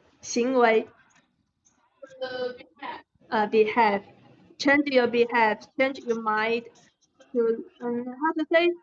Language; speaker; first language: English; non-native, learner; Chinese